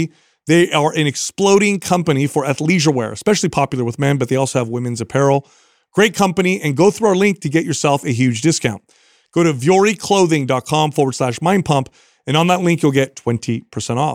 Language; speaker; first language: English; native; English